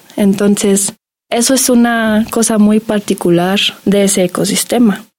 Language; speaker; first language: Spanish; non-native, fluent; German